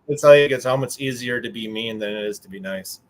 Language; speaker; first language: English; native; English